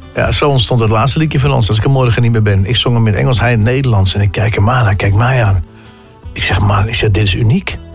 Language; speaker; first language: Dutch; early bilingual, other home language; English